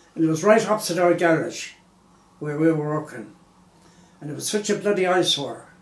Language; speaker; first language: English; native; English